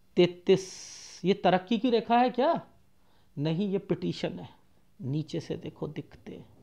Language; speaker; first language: Hindi; native; Hindi